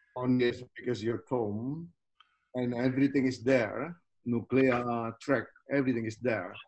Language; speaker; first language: English; non-native, fluent; Indonesian